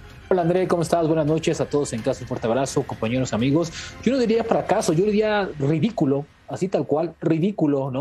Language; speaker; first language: Spanish; native; Spanish